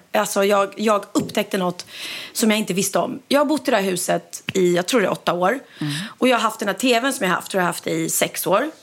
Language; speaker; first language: Swedish; native; Swedish